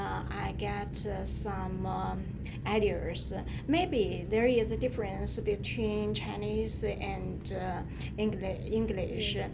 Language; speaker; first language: English; non-native, learner; Chinese